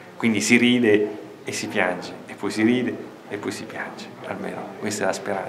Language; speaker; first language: Italian; native; Italian